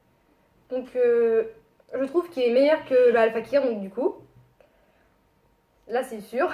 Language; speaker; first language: French; native; French